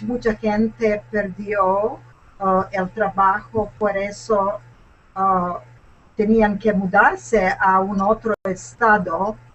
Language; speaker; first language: Spanish; non-native, learner; English